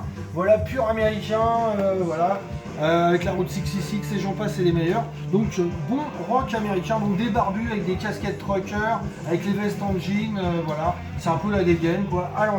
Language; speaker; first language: French; native; French